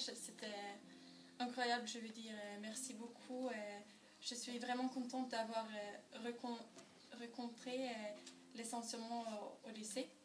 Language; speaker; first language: French; non-native, learner; Norwegian